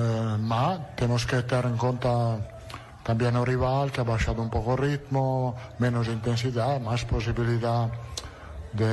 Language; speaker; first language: Portuguese; non-native, learner; Italian